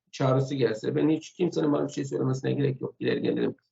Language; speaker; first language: Turkish; non-native, local second language; Kurdish